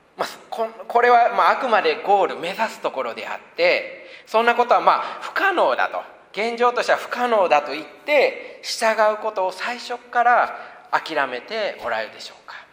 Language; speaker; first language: Japanese; native; Japanese